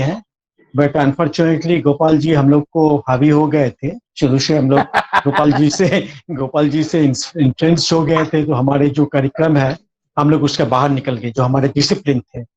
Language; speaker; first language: Hindi; native; Hindi